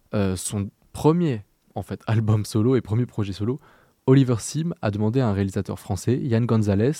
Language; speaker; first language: French; native; French